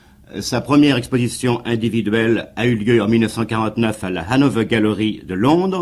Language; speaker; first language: French; native; French